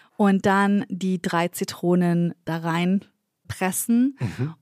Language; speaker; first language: German; early bilingual, other home language; Central Kurdish